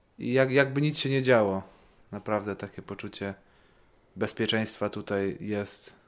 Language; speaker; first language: Polish; early bilingual, heritage; Polish